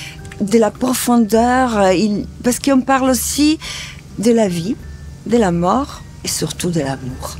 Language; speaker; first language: French; non-native, fluent; Italian